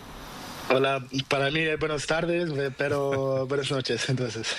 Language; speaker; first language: Spanish; non-native, learner; Portuguese